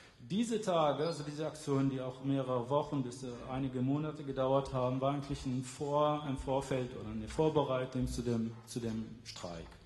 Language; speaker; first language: German; non-native, fluent; Arabic